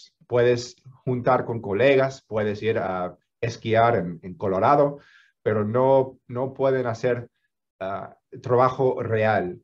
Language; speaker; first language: Spanish; non-native, fluent; English